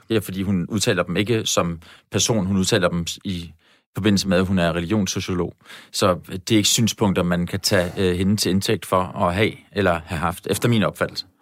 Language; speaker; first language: Danish; native; Danish